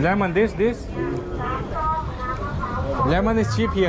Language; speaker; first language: English; non-native, learner; Hindi